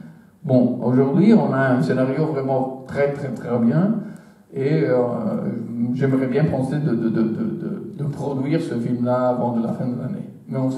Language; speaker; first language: French; non-native, fluent; Italian